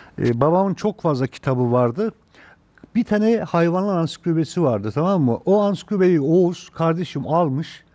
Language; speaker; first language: Turkish; native; Turkish